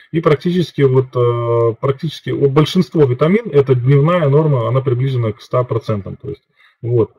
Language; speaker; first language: Russian; native; Russian